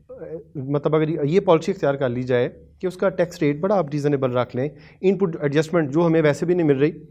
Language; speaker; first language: Urdu; non-native, local second language; Punjabi